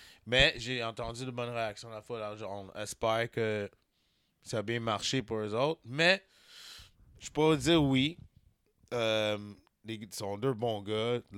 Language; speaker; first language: French; native; French